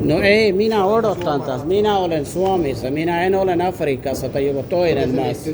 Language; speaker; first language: Finnish; non-native, learner; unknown